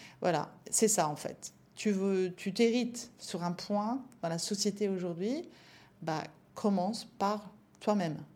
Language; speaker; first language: French; non-native, fluent; Norwegian